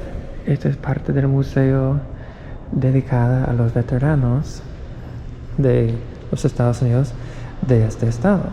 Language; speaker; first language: Spanish; non-native, fluent; English